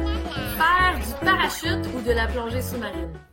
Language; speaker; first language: French; native; French